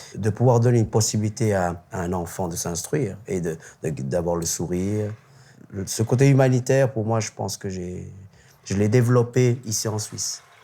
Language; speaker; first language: French; early bilingual, other home language; Khmer